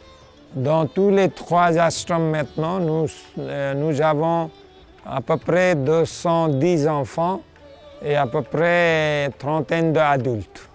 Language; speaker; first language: French; non-native, fluent; Nepali